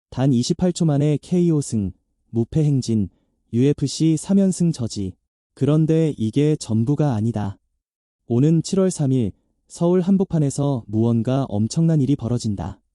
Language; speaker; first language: Korean; native; Korean